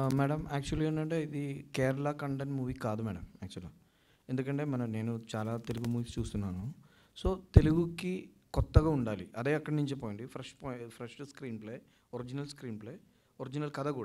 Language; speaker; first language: Telugu; non-native, learner; Malayalam